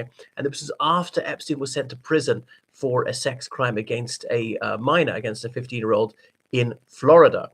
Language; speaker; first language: English; native; English